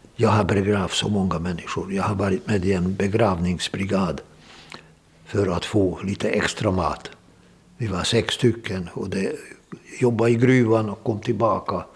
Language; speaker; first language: Swedish; non-native, fluent; Hungarian